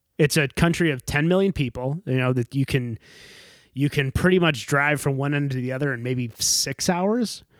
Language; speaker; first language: English; native; English